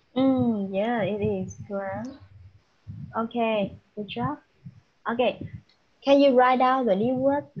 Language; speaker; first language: English; non-native, fluent; Vietnamese